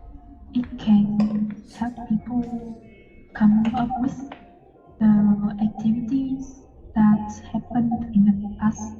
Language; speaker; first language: English; non-native, learner; Vietnamese